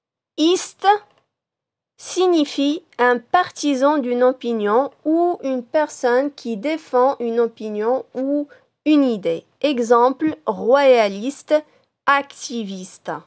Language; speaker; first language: French; non-native, local second language; Arabic